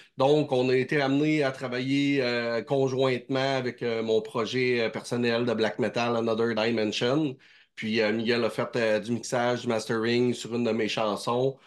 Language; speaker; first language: French; native; French